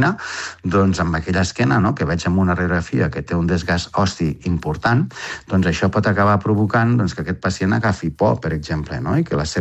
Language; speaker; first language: Catalan; native; Catalan